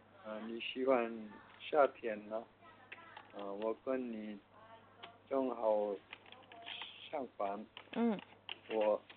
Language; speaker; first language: Chinese; non-native, learner; Korean